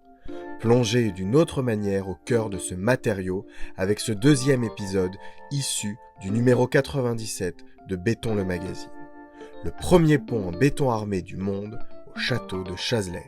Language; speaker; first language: French; native; French